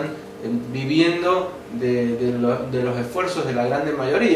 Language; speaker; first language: Spanish; native; Spanish